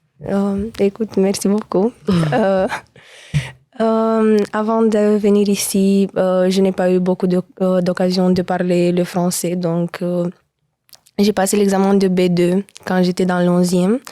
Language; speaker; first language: French; non-native, learner; Romanian